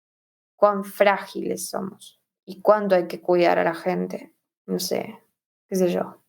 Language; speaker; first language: Spanish; native; Spanish